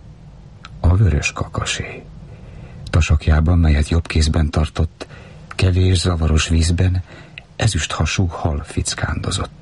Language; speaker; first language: Hungarian; native; Hungarian